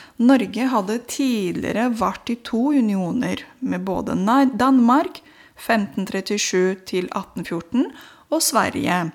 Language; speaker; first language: Norwegian; non-native, fluent; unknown